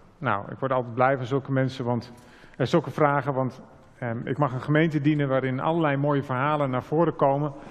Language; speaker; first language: Dutch; native; Dutch